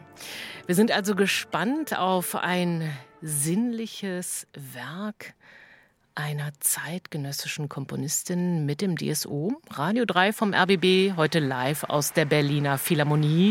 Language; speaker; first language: German; native; German